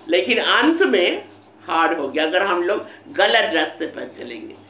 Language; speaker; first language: Hindi; non-native, local second language; Bangla